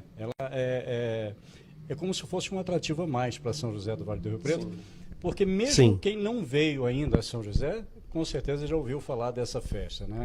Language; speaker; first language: Portuguese; native; Portuguese